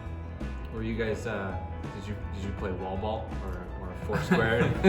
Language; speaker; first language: English; native; English